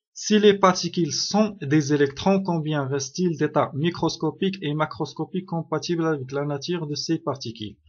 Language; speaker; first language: French; non-native, local second language; Arabic